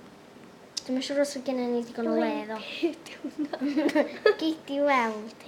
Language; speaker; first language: Welsh; native; Welsh